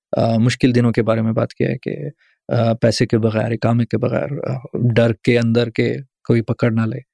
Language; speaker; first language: Urdu; early bilingual, heritage; Urdu